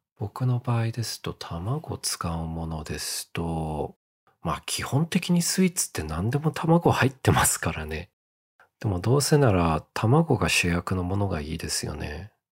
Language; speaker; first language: Japanese; early bilingual, heritage; Japanese